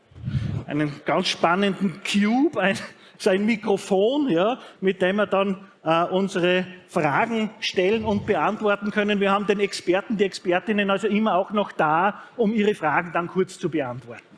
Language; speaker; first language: German; native; German